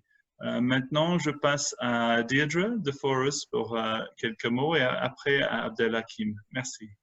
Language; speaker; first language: French; non-native, fluent; English